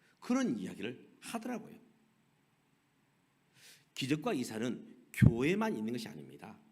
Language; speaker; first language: Korean; native; Korean